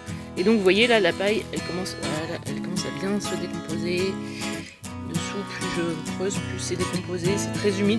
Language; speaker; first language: French; native; French